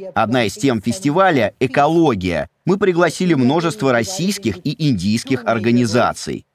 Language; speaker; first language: Russian; non-native, fluent; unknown